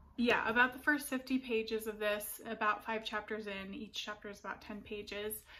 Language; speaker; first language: English; native; English